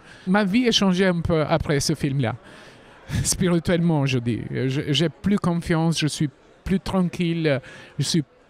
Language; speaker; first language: French; non-native, fluent; Albanian